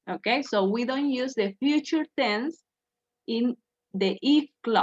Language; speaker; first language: English; non-native, fluent; Spanish